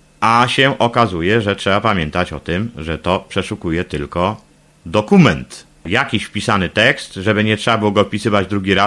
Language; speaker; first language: Polish; native; Polish